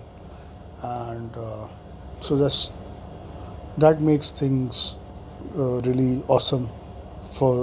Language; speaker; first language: English; non-native, local second language; Hindi